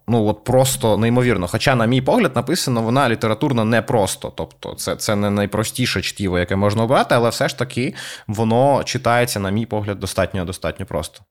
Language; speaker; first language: Ukrainian; non-native, local second language; Russian